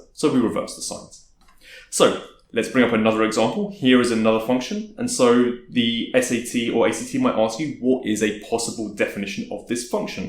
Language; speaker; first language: English; native; English